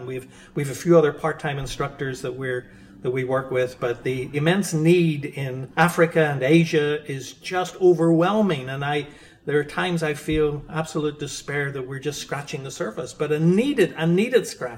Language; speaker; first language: English; native; English